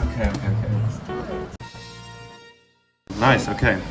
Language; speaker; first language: English; non-native, fluent; German